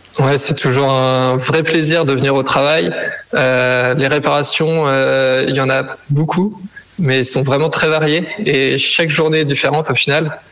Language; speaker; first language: French; native; French